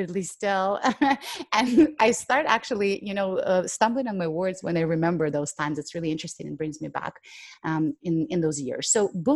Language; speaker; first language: English; non-native, fluent; Ukrainian